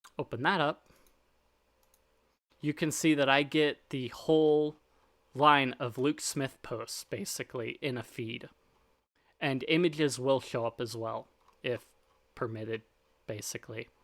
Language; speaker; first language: English; native; English